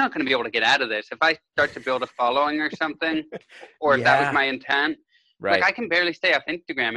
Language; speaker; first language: English; native; English